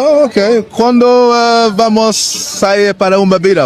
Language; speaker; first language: Portuguese; non-native, learner; English